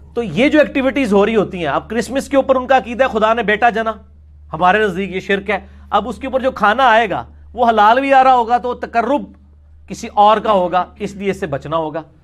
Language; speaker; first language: Urdu; non-native, local second language; Punjabi